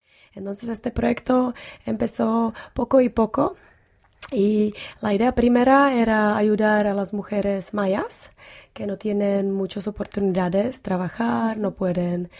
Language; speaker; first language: Spanish; non-native, learner; Czech